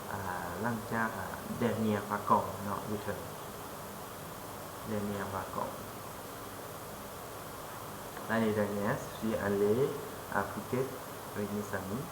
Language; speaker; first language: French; non-native, fluent; Lao